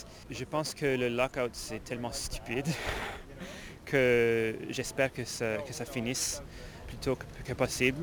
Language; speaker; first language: French; non-native, fluent; English